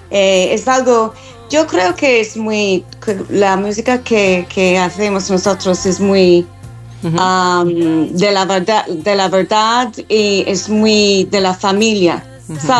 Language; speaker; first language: Spanish; non-native, learner; English